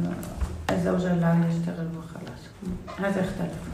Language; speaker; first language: Arabic; non-native, learner; Russian